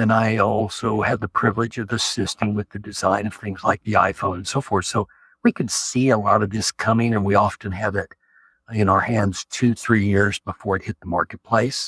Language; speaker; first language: English; native; English